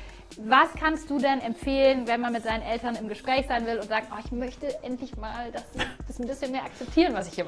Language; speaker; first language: German; native; German